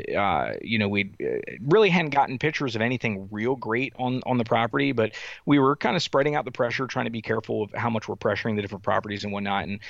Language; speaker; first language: English; native; English